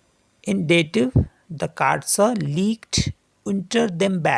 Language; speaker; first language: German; non-native, learner; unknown